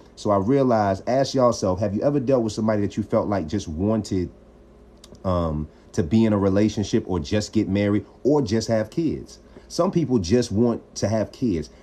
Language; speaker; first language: English; native; English